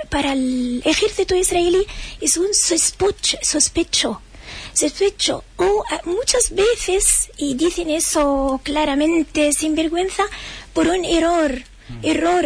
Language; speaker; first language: Spanish; non-native, fluent; Arabic